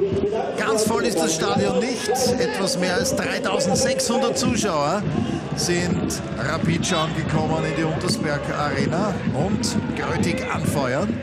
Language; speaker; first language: German; native; German